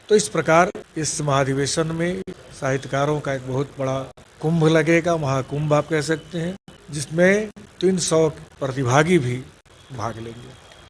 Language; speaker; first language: Hindi; native; Hindi